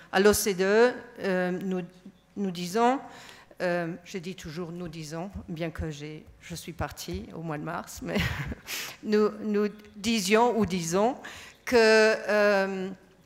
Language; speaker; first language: French; non-native, fluent; German